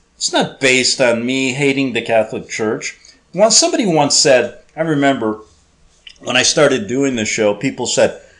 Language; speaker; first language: English; native; English